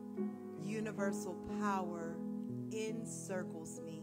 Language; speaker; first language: English; native; English